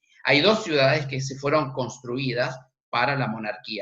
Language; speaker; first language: Spanish; native; Spanish